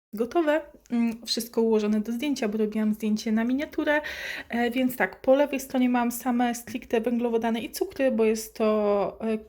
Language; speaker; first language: Polish; native; Polish